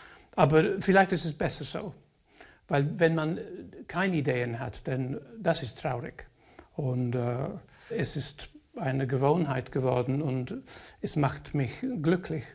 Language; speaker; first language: German; non-native, fluent; English